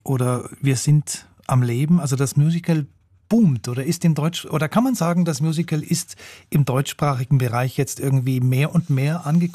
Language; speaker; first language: German; native; German